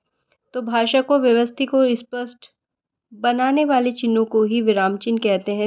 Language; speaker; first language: Hindi; native; Hindi